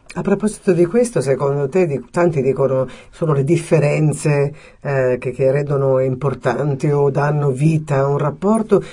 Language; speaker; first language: Italian; native; Italian